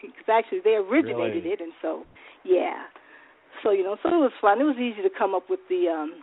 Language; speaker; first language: English; native; English